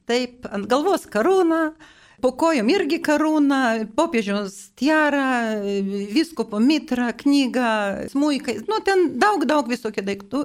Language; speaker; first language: Lithuanian; non-native, local second language; Polish